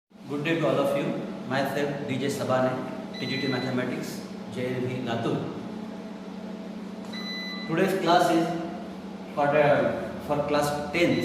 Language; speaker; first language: English; non-native, local second language; Marathi